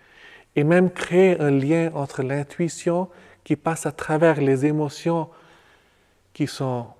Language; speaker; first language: French; non-native, fluent; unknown